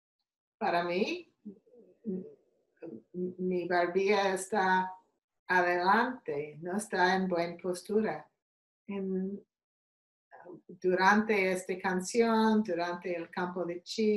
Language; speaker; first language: Spanish; non-native, learner; English